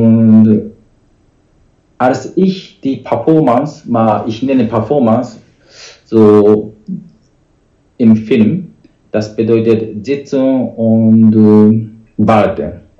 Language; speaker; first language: German; non-native, learner; Japanese